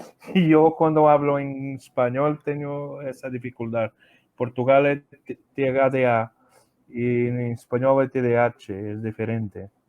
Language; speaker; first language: Spanish; non-native, learner; Portuguese